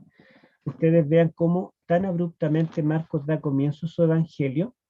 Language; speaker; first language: Spanish; native; Spanish